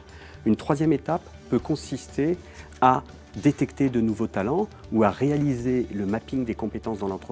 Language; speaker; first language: French; native; French